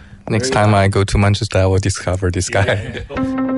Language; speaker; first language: English; non-native, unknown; Chinese